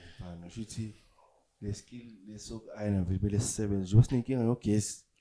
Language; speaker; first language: Zulu; native; Zulu